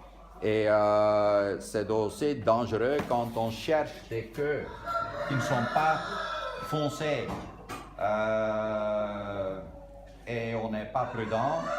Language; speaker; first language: French; non-native, local second language; Dutch